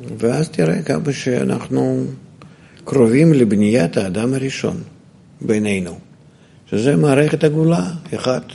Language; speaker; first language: Hebrew; non-native, fluent; Russian